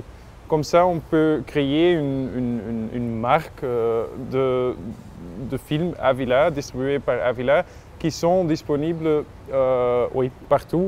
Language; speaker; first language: French; non-native, local second language; Dutch